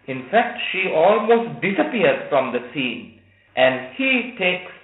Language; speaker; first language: English; non-native, local second language; Sinhala